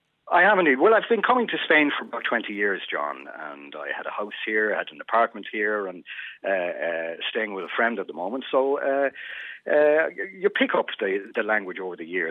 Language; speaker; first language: English; native; English